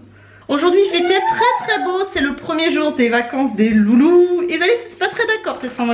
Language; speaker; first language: French; native; French